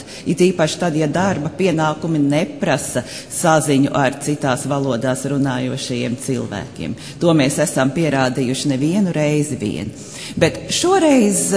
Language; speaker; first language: Latvian; native; Latvian